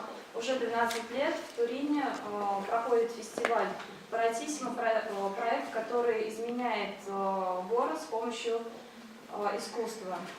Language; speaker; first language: Russian; native; Russian